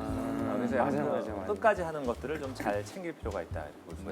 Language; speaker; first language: Korean; native; Korean